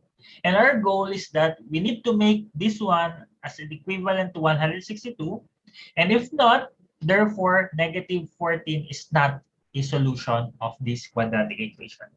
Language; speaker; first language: English; non-native, local second language; Filipino